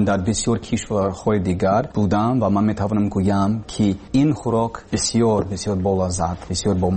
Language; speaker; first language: Persian; non-native, learner; English